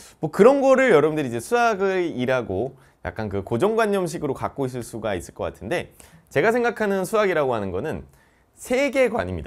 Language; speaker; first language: Korean; native; Korean